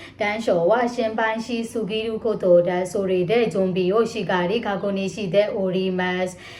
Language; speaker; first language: Japanese; non-native, learner; Burmese